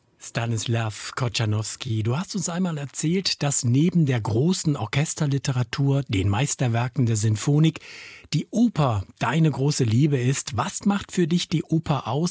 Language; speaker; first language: German; native; German